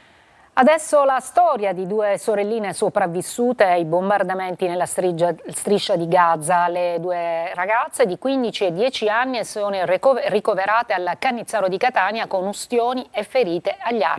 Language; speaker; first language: Italian; native; Italian